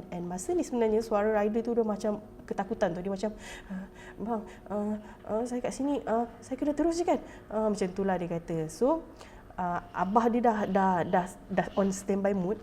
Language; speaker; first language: Malay; native; Malay